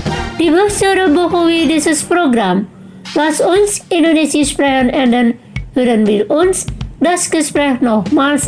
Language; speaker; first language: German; non-native, fluent; Indonesian